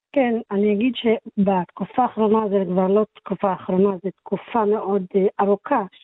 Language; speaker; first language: Hebrew; non-native, local second language; Arabic